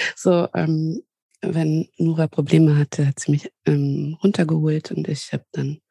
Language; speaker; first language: German; native; German